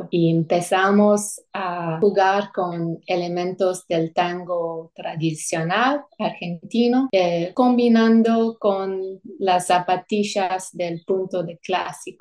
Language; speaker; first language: Spanish; non-native, fluent; English